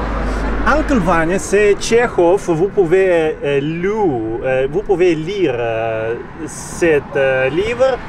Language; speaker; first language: French; non-native, learner; Russian